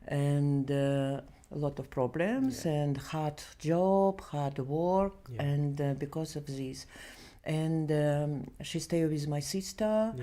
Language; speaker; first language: English; non-native, learner; Belarusian